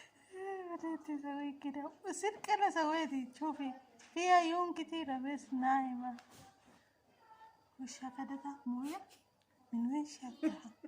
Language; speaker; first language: Arabic; non-native, learner; Oromo